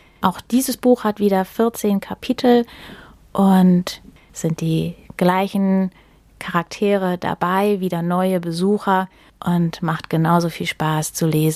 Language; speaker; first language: German; native; German